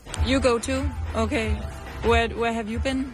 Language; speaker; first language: English; non-native, fluent; Danish